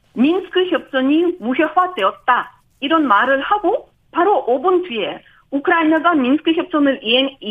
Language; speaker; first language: Korean; non-native, fluent; Ukrainian